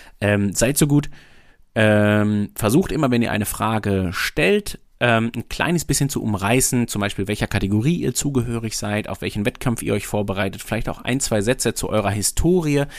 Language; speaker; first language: German; native; German